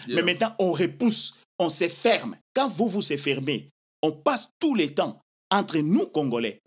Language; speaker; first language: French; non-native, local second language; Lingala